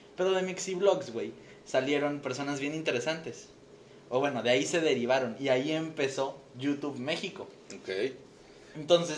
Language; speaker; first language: Spanish; native; Spanish